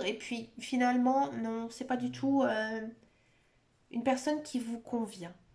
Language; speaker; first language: French; native; French